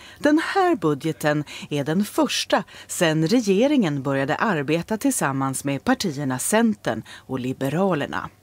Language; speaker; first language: Swedish; native; Swedish